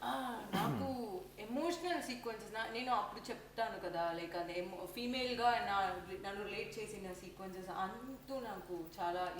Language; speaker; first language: Telugu; non-native, learner; Tamil